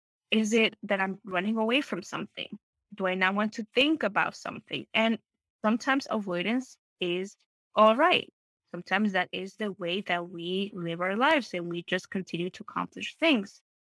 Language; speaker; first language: English; non-native, fluent; Spanish